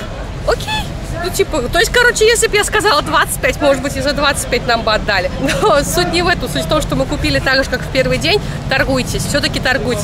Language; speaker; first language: Russian; native; Russian